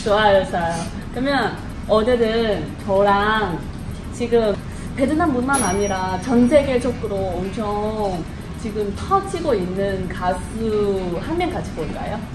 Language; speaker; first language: Korean; non-native, fluent; Vietnamese